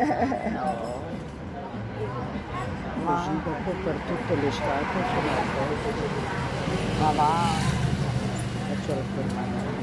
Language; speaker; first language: Italian; non-native, learner; Filipino